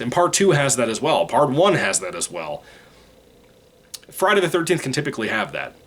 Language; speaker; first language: English; native; English